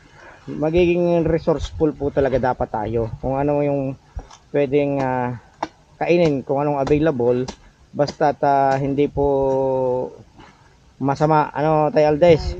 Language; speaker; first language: Filipino; native; Filipino